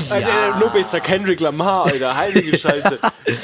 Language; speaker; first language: German; native; German